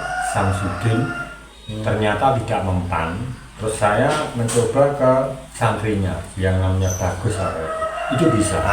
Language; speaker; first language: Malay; non-native, local second language; Javanese